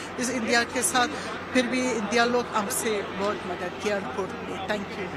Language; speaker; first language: Hindi; non-native, learner; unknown